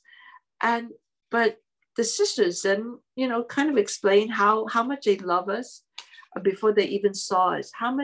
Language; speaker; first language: English; non-native, local second language; Cantonese